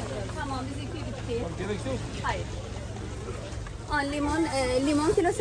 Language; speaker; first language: Turkish; non-native, learner; Persian